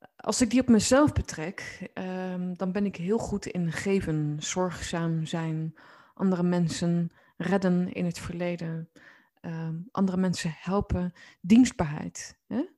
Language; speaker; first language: Dutch; native; Dutch